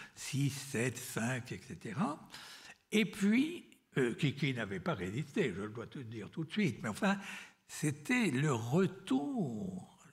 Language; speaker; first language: French; native; French